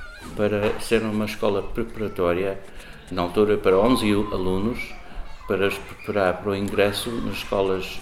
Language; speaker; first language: Portuguese; non-native, fluent; English